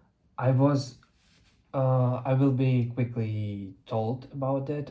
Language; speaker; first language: English; non-native, learner; Russian